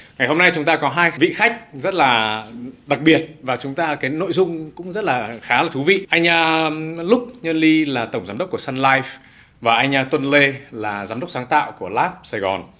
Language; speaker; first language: Vietnamese; native; Vietnamese